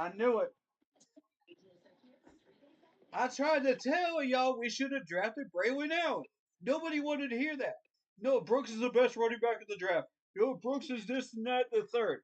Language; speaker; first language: English; native; English